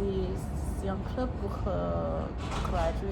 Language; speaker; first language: French; non-native, learner; English